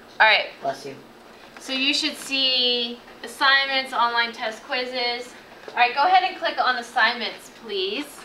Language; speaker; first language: English; native; English